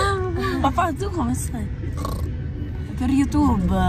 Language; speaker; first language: Italian; early bilingual, heritage; Filipino